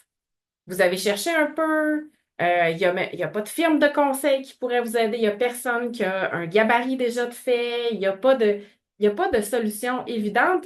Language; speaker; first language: French; native; French